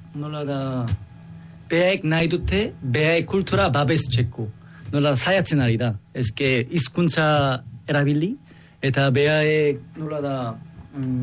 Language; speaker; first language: Basque; non-native, learner; Korean